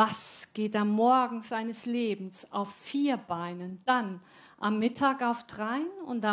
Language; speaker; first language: German; native; German